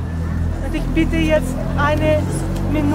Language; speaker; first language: German; non-native, learner; Ukrainian